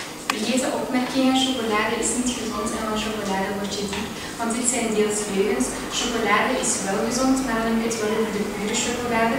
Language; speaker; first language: Dutch; native; Dutch